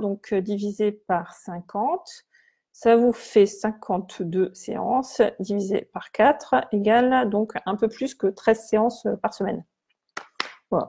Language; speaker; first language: French; native; French